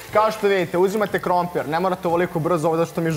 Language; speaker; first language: Serbian; native; Serbian